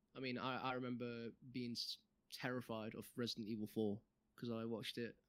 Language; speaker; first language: English; native; English